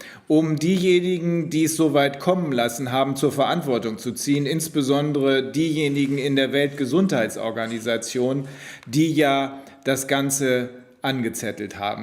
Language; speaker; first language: German; native; German